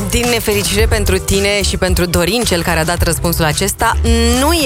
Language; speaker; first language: Romanian; native; Romanian